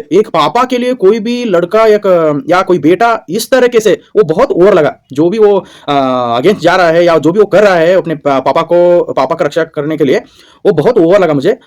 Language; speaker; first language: Hindi; non-native, local second language; Kannada